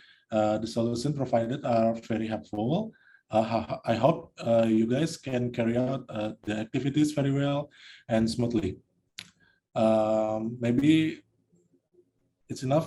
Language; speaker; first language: English; non-native, learner; Indonesian